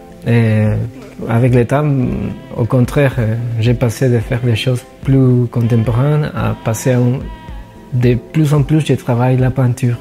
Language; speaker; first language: French; non-native, fluent; Spanish